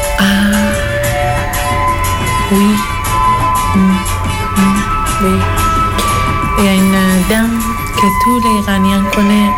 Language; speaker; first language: French; non-native, learner; Persian